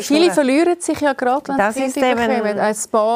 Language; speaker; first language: German; native; German